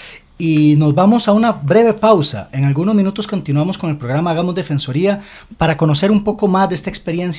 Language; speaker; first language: Spanish; native; Spanish